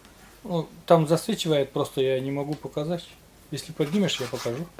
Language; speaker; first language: Russian; native; Russian